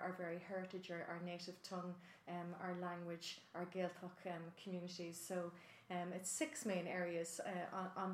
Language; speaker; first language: English; native; English